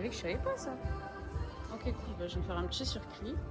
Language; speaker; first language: French; native; French